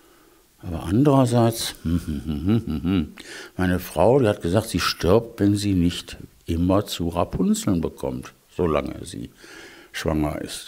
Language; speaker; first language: German; native; German